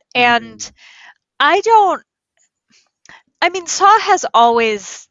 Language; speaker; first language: English; native; English